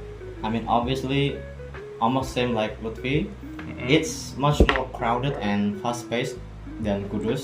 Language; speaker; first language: English; non-native, fluent; Javanese